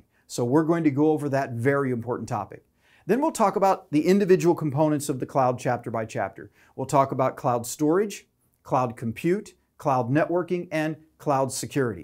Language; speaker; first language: English; native; English